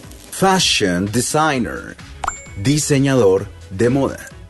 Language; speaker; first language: Spanish; native; Spanish